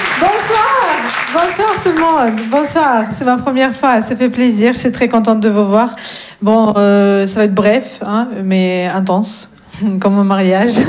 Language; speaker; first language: French; non-native, fluent; Russian